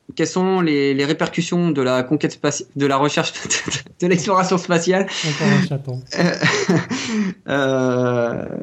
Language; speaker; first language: French; native; French